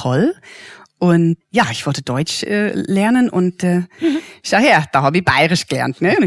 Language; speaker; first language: German; non-native, fluent; English